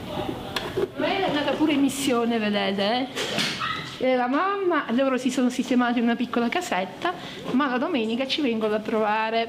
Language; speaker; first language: Italian; native; Italian